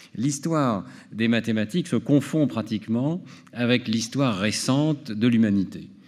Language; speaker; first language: French; native; French